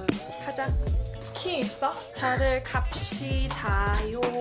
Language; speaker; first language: Korean; early bilingual, heritage; English